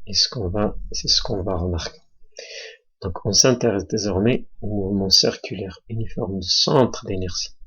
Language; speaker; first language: French; non-native, local second language; Arabic